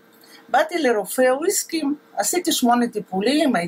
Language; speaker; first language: Hebrew; non-native, fluent; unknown